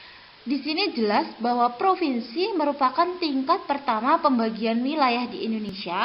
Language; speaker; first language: Indonesian; native; Indonesian